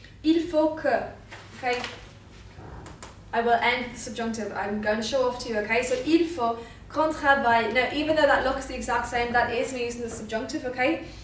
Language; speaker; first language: English; native; English